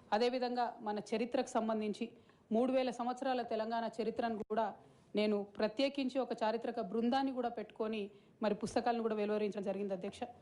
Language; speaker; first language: Telugu; native; Telugu